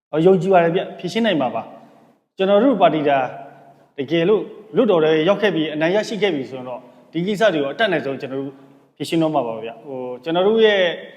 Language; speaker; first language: Burmese; non-native, local second language; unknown